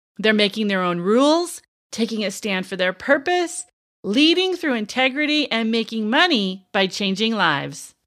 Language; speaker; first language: English; native; English